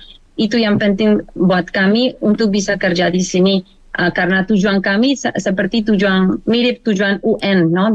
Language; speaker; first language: Indonesian; non-native, learner; Spanish